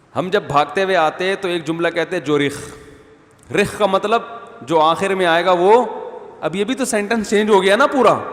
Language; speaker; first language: Urdu; native; Urdu